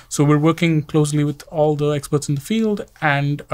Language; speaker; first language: English; non-native, local second language; Hindi